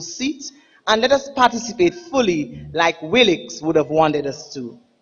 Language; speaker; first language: English; non-native, local second language; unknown